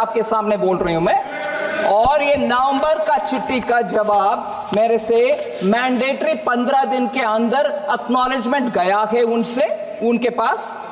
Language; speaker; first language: Hindi; non-native, local second language; Tamil